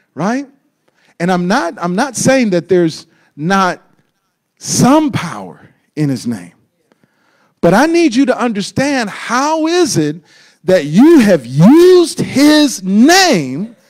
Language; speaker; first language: English; native; English